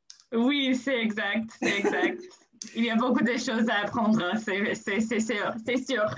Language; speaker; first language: French; non-native, learner; English